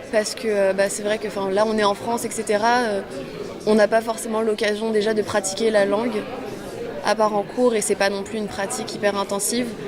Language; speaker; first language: French; native; French